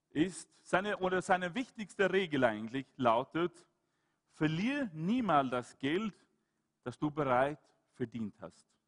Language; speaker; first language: German; non-native, fluent; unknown